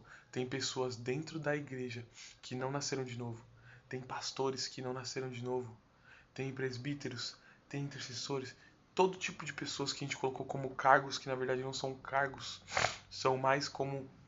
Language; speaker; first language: Portuguese; native; Portuguese